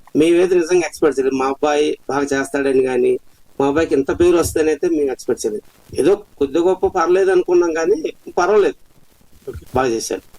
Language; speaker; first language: Telugu; native; Telugu